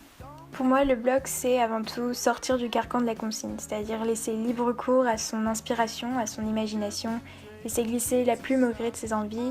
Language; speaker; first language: French; native; French